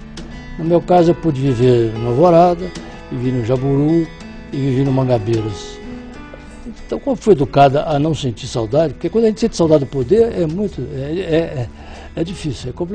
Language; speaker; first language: Portuguese; native; Portuguese